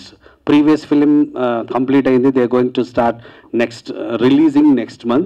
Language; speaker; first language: Telugu; native; Telugu